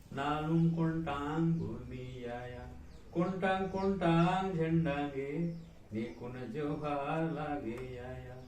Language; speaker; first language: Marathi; non-native, local second language; Gondi